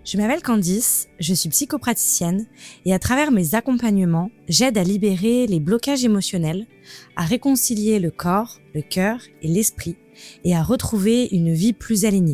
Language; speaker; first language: French; native; French